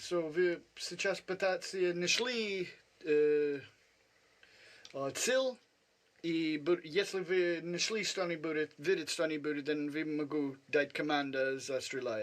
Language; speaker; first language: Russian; non-native, learner; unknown